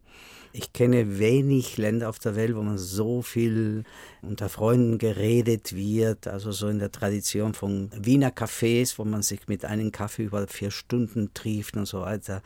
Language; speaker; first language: German; non-native, fluent; Spanish